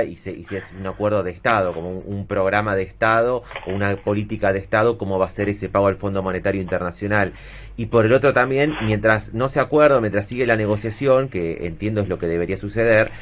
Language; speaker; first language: Spanish; native; Spanish